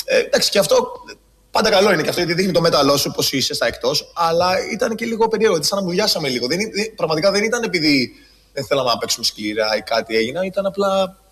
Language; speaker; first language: Greek; early bilingual, other home language; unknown